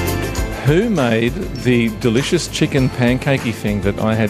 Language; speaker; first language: English; native; English